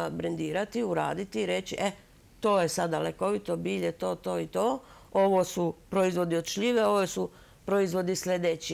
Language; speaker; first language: Serbian; native; Serbian